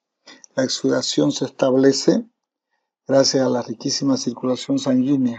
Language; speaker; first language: Spanish; native; Spanish